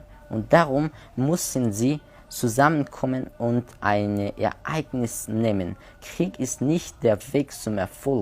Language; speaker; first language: German; non-native, learner; Persian